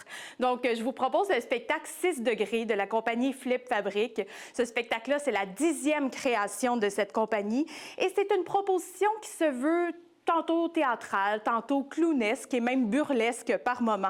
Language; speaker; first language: French; native; French